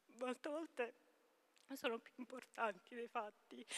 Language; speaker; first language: Italian; non-native, fluent; Hebrew